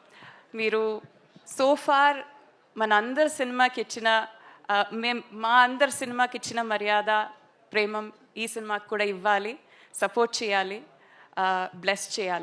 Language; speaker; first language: Telugu; non-native, local second language; Tamil